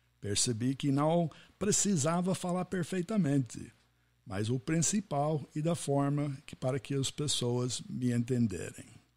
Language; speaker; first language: Portuguese; non-native, fluent; English